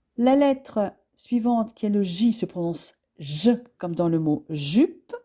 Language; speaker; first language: French; native; French